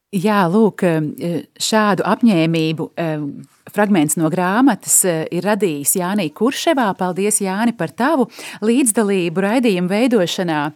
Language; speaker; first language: Latvian; native; Latvian